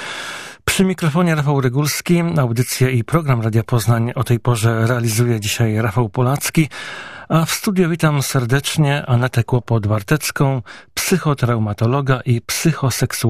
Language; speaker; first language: Polish; native; Polish